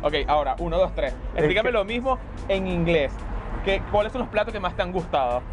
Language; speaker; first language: Spanish; native; Spanish